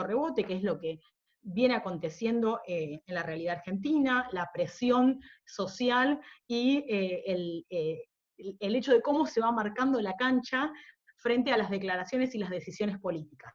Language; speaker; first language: Spanish; native; Spanish